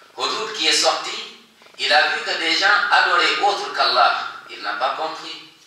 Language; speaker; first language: French; non-native, local second language; Wolof